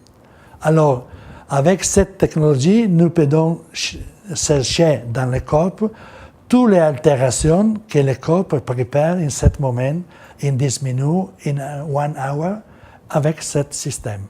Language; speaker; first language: French; non-native, learner; Italian